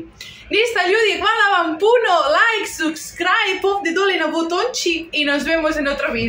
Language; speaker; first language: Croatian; non-native, learner; Spanish